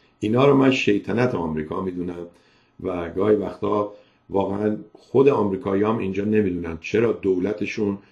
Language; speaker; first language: Persian; native; Persian